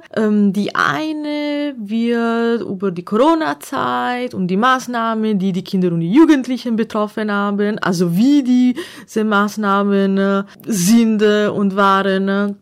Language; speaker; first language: German; non-native, fluent; Italian